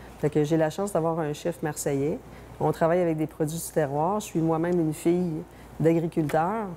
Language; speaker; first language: French; native; French